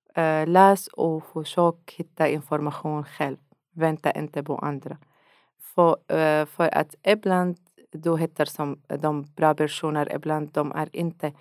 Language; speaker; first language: Swedish; non-native, learner; Arabic